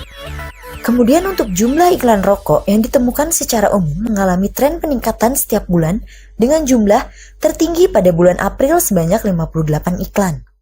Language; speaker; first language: Indonesian; native; Indonesian